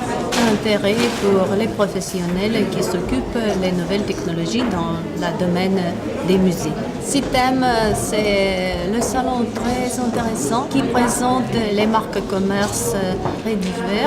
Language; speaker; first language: French; non-native, fluent; Russian